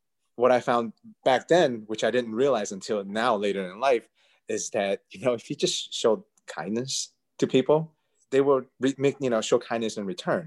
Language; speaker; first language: English; early bilingual, other home language; Chinese